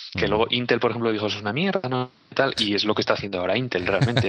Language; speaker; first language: Spanish; native; Spanish